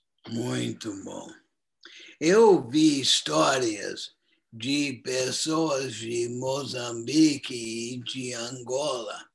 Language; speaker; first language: Portuguese; non-native, fluent; English